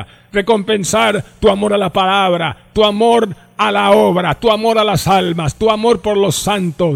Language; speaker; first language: Spanish; native; Spanish